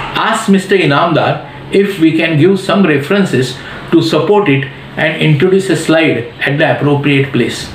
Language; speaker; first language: English; non-native, local second language; Marathi